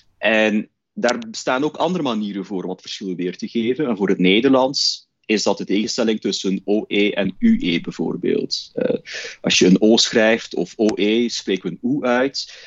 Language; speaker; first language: Dutch; native; Dutch